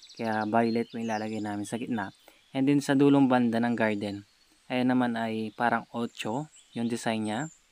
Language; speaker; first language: Filipino; native; Filipino